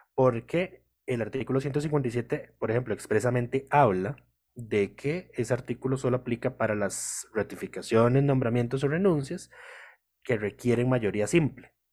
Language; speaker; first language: Spanish; native; Spanish